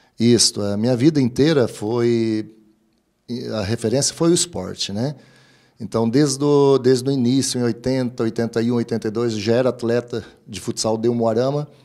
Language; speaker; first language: Portuguese; native; Portuguese